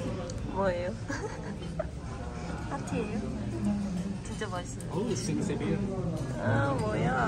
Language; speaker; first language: Korean; non-native, learner; Turkish